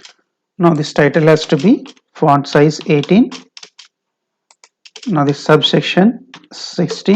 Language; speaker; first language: English; non-native, local second language; Kannada